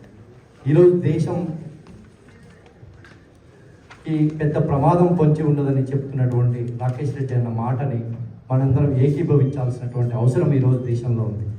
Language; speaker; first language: Telugu; native; Telugu